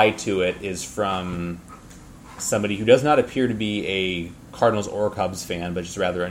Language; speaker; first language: English; native; English